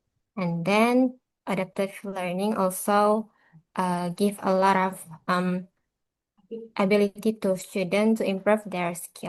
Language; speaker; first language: English; non-native, learner; Indonesian